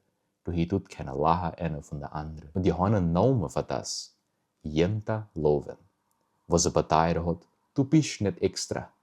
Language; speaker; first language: German; early bilingual, heritage; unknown